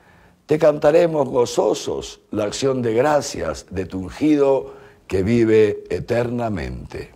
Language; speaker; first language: Spanish; native; Spanish